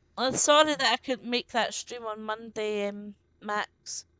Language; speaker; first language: English; native; English